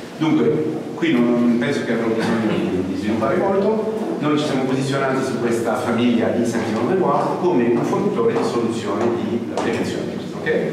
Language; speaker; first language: Italian; non-native, fluent; French